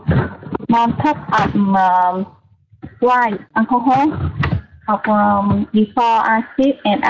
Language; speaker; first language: English; non-native, learner; Vietnamese